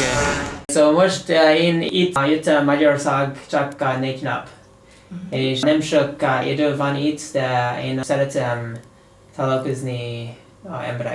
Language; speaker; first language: Hungarian; non-native, learner; English